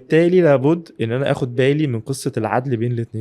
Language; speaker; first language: Arabic; native; Arabic